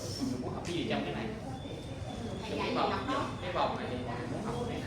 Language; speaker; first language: Vietnamese; native; Vietnamese